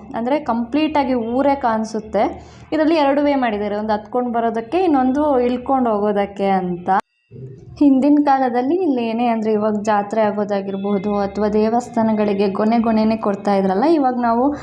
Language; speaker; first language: Kannada; native; Kannada